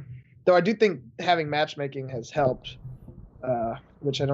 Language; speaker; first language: English; native; English